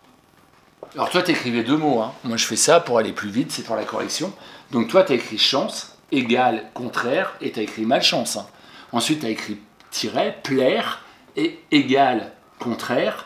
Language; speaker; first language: French; native; French